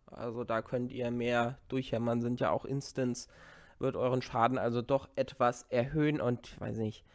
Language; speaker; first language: German; native; German